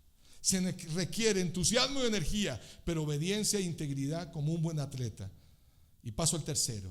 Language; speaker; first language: Spanish; native; Spanish